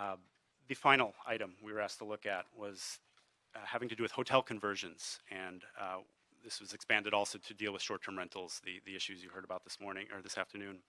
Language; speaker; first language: English; native; English